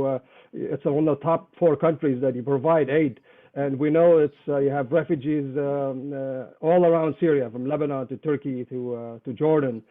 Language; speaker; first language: English; non-native, fluent; Arabic